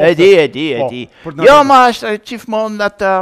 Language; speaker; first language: Albanian; non-native, learner; German